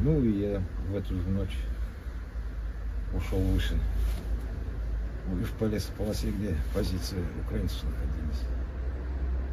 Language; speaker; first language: Russian; native; Russian